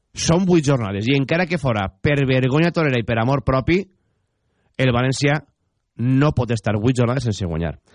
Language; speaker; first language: Catalan; native; Catalan